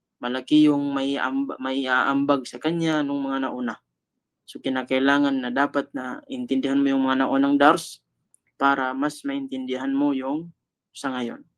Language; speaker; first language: Filipino; non-native, local second language; Cebuano